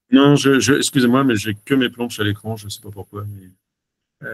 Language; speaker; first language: French; native; French